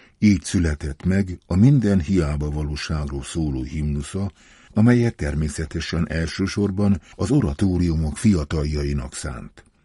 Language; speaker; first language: Hungarian; native; Hungarian